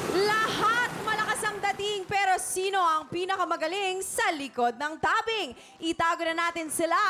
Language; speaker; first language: Filipino; native; Filipino